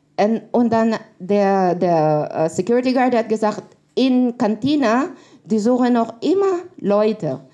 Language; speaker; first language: German; non-native, learner; Filipino